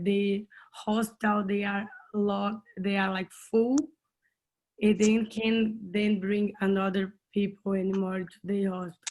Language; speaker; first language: English; non-native, learner; Portuguese